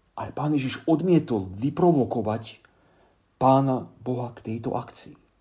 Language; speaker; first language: Slovak; native; Slovak